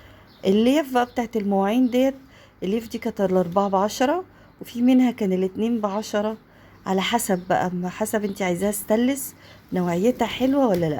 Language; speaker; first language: Arabic; native; Arabic